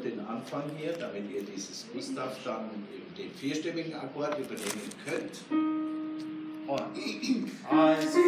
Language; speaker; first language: German; native; German